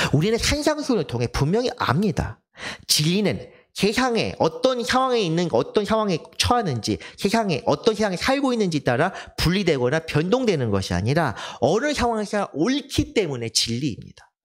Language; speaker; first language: Korean; native; Korean